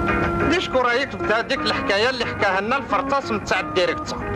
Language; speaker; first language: Arabic; native; Arabic